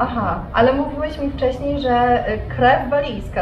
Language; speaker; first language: Polish; native; Polish